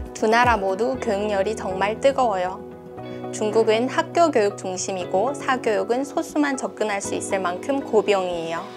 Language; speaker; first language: Korean; non-native, fluent; Chinese